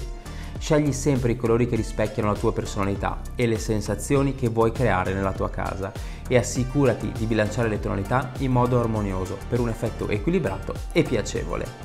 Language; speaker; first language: Italian; native; Italian